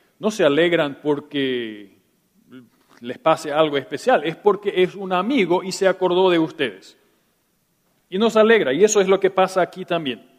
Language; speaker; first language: Spanish; non-native, local second language; German